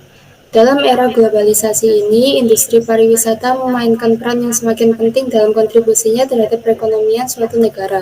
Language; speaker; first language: Indonesian; native; Indonesian